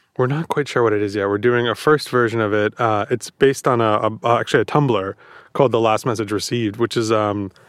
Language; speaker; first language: English; native; English